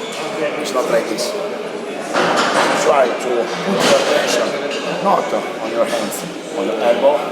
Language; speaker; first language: English; non-native, learner; Italian